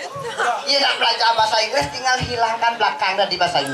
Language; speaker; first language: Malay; non-native, local second language; Balinese